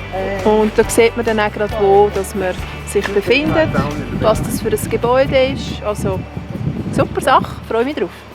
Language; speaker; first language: German; native; German